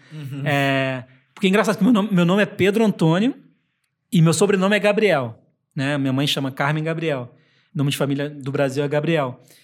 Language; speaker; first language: Portuguese; early bilingual, heritage; Portuguese